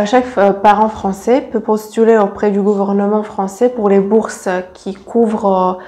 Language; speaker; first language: French; non-native, fluent; Serbian